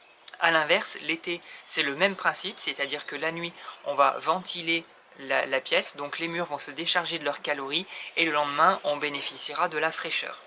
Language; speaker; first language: French; native; French